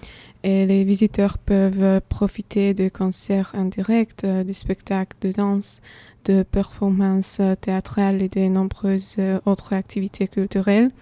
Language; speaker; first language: French; non-native, fluent; Slovak